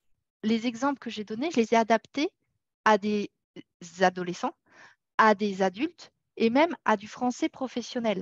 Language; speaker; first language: French; native; French